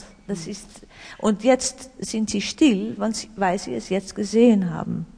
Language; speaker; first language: German; non-native, learner; Dutch